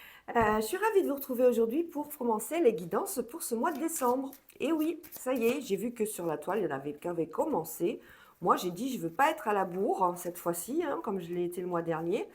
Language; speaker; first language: French; native; French